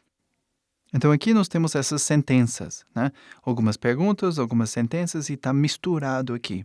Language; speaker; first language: Portuguese; non-native, fluent; English